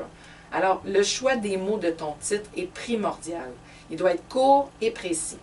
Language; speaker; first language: French; native; French